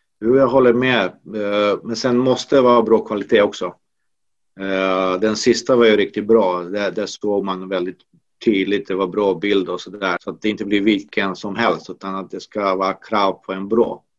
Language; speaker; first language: Swedish; non-native, fluent; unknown